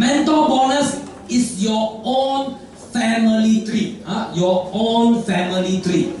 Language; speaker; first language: English; non-native, local second language; Chinese